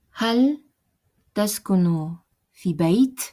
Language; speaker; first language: Arabic; non-native, fluent; Russian